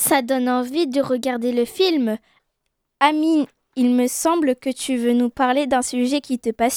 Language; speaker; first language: French; native; French